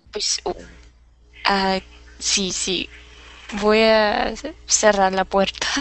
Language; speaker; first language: Spanish; non-native, learner; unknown